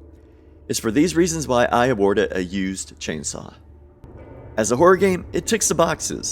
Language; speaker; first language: English; native; English